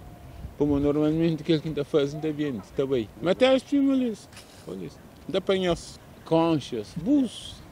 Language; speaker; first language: Portuguese; non-native, local second language; Kabuverdianu